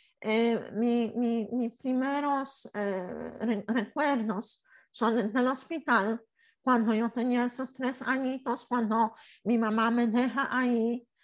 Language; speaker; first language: Spanish; non-native, fluent; Polish